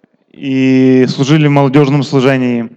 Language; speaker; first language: Russian; non-native, local second language; Ukrainian